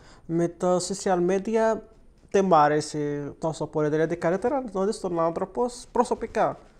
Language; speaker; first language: Greek; non-native, learner; Arabic